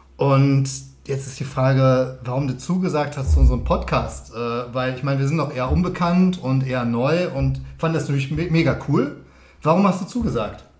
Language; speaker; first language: German; native; German